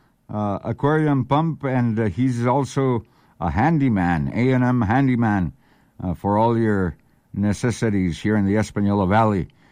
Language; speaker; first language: English; early bilingual, other home language; Spanish